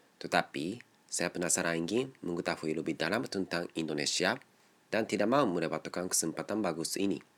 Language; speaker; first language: Indonesian; non-native, learner; Japanese